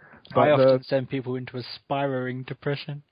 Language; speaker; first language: English; native; English